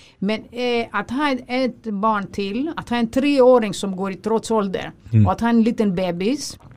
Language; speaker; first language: Swedish; non-native, fluent; Greek